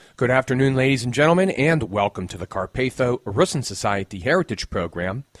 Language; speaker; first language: English; native; English